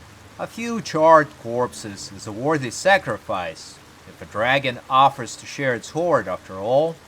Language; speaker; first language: English; native; English